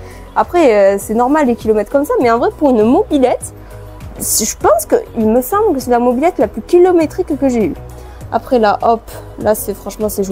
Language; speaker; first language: French; native; French